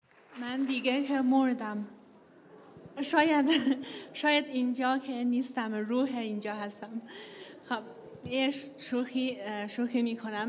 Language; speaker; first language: Persian; non-native, learner; Chinese